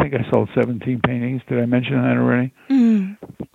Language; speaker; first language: English; native; English